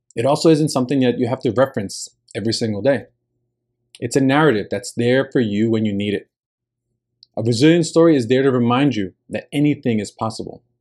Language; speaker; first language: English; early bilingual, other home language; Spanish